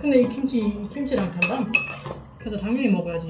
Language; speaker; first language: Korean; non-native, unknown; German